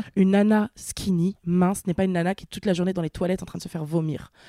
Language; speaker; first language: French; native; French